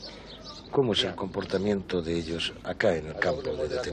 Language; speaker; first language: Spanish; native; Spanish